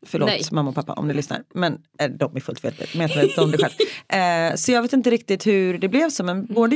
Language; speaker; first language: Swedish; native; Swedish